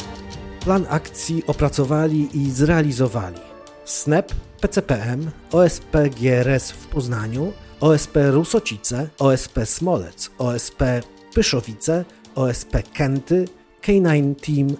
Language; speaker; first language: Polish; native; Polish